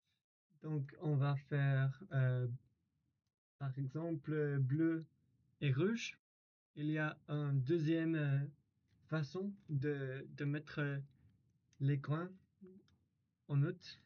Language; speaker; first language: French; non-native, learner; English